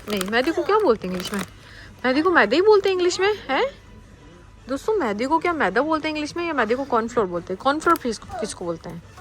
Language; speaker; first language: Urdu; native; Urdu